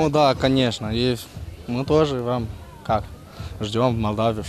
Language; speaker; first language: Russian; non-native, learner; Romanian